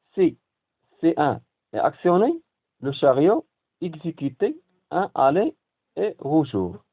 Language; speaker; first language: French; non-native, local second language; Arabic